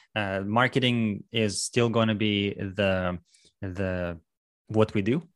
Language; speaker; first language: English; non-native, fluent; Russian